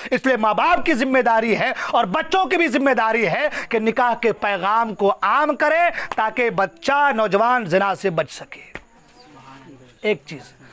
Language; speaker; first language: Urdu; non-native, local second language; Assamese